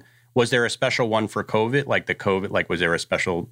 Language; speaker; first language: English; native; English